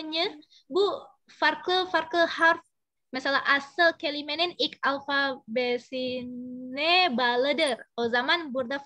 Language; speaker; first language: Turkish; non-native, fluent; Indonesian